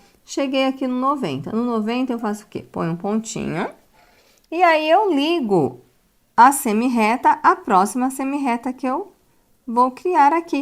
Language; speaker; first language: Portuguese; native; Portuguese